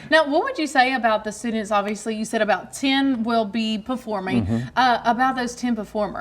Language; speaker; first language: English; native; English